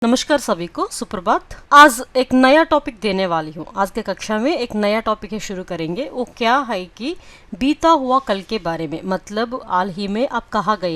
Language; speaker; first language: Hindi; non-native, local second language; Telugu